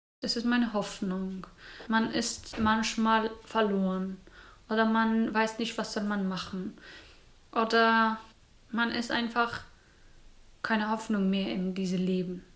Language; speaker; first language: German; non-native, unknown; Persian